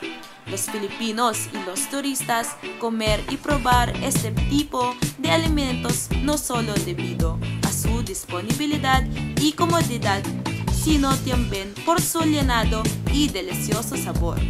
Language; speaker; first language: Spanish; non-native, learner; Filipino